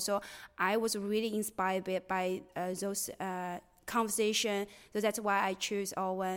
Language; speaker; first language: English; non-native, fluent; Chinese